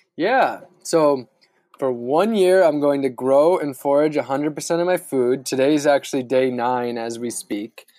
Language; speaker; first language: English; native; English